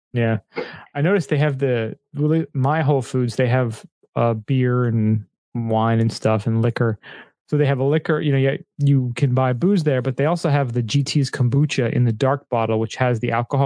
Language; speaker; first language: English; native; English